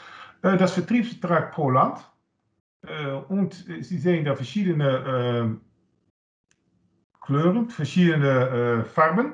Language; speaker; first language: German; non-native, learner; Dutch